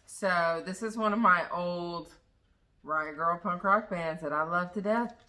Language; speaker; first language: English; native; English